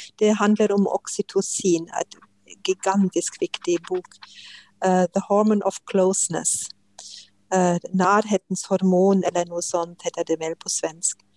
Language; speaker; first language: Norwegian; non-native, fluent; German